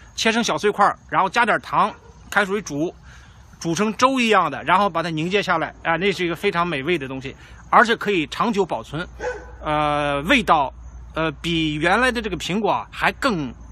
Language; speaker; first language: Chinese; native; Chinese